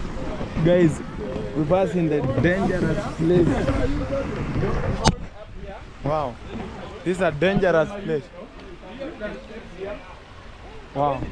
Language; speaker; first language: English; non-native, learner; Swahili